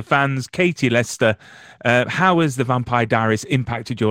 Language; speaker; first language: English; native; English